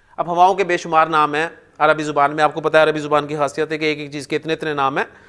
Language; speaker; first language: Urdu; native; Urdu